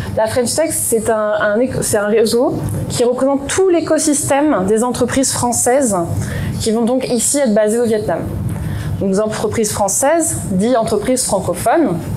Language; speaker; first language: French; native; French